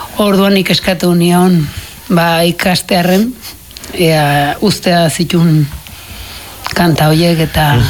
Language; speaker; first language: Basque; native; Basque